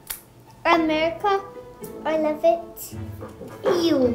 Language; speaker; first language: English; early bilingual, heritage; Indonesian